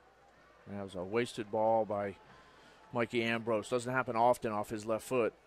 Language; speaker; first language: English; native; English